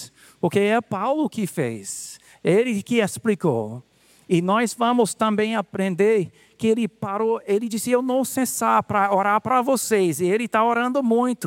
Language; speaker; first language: Portuguese; non-native, fluent; English